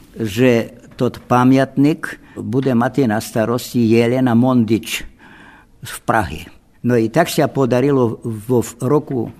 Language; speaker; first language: Slovak; non-native, local second language; Rusyn